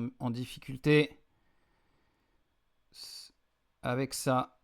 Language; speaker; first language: French; native; French